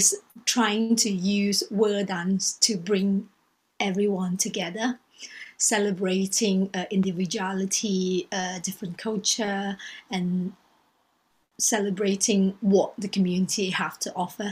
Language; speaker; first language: English; non-native, local second language; Cantonese